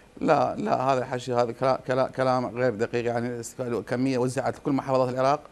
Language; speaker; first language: Arabic; native; Arabic